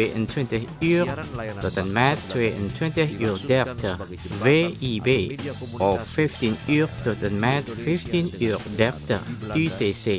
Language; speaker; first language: Dutch; non-native, learner; Indonesian